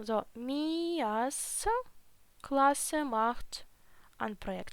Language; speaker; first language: German; non-native, fluent; Ukrainian